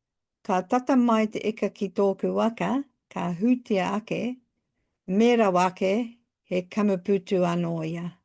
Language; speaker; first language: Māori; non-native, local second language; English